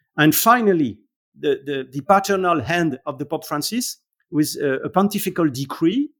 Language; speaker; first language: English; non-native, learner; French